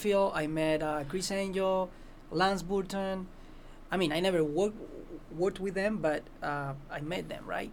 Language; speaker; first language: English; non-native, fluent; Spanish